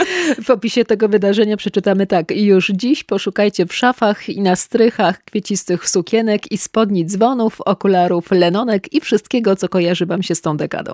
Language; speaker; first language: Polish; native; Polish